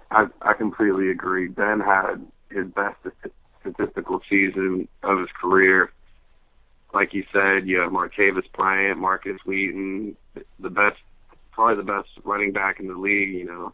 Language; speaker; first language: English; native; English